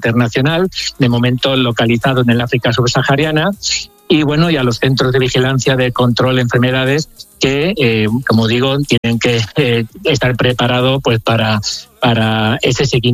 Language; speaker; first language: Spanish; native; Spanish